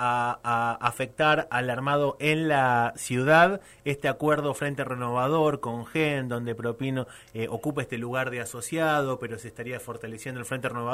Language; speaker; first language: Spanish; native; Spanish